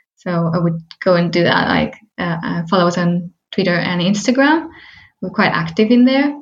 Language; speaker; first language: English; early bilingual, heritage; Spanish